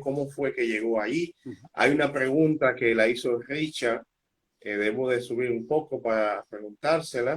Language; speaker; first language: Spanish; native; Spanish